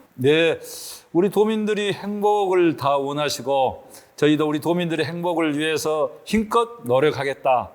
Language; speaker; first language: Korean; native; Korean